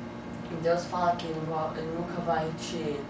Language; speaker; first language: Portuguese; early bilingual, heritage; English